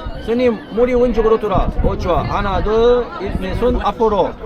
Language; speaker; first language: Korean; non-native, learner; Arabic